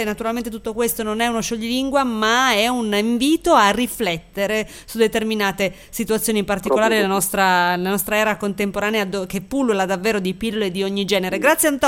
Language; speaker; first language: Italian; native; Italian